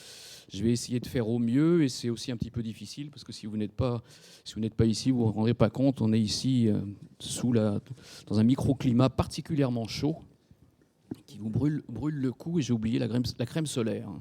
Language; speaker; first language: French; native; French